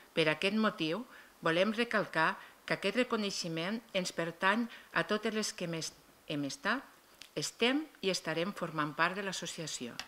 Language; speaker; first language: Catalan; native; Catalan